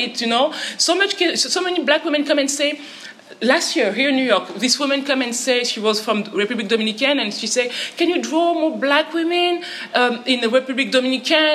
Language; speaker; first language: English; non-native, fluent; French